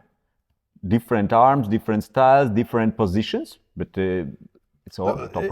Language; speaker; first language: English; non-native, fluent; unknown